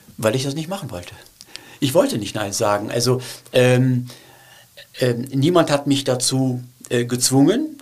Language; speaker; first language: German; early bilingual, other home language; Turkish